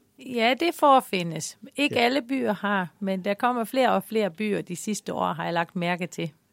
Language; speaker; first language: Danish; non-native, fluent; Dutch